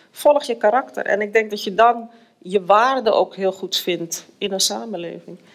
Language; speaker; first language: Dutch; native; Dutch